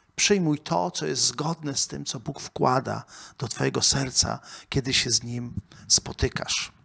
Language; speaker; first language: Polish; native; Polish